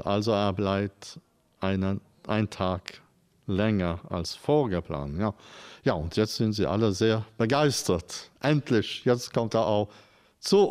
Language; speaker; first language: German; non-native, fluent; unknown